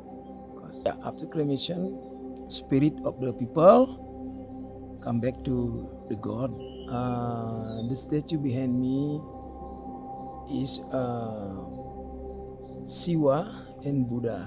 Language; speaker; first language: English; non-native, learner; Balinese